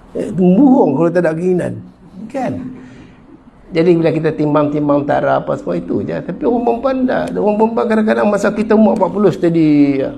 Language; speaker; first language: Malay; native; Malay